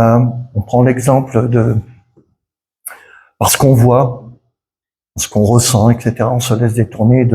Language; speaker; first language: French; native; French